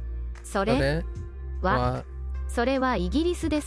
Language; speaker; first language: Japanese; non-native, learner; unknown